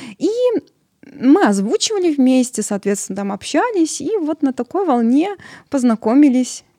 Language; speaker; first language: Russian; early bilingual, other home language; Georgian